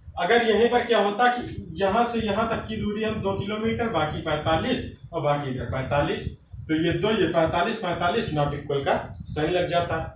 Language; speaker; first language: Hindi; native; Hindi